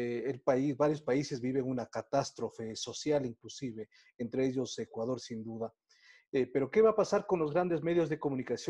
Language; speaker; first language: Spanish; native; Spanish